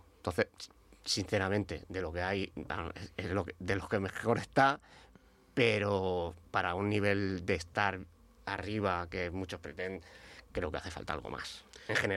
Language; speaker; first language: Spanish; native; Spanish